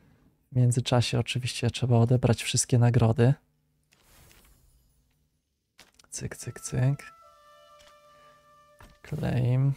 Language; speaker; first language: Polish; native; Polish